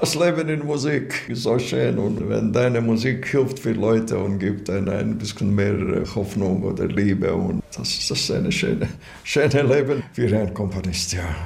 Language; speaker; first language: German; non-native, learner; Latvian